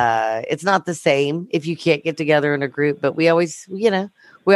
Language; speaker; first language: English; native; English